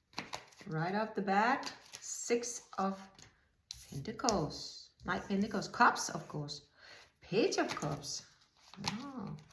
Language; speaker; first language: English; non-native, fluent; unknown